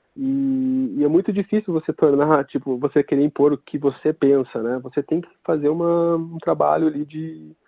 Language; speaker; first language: Portuguese; native; Portuguese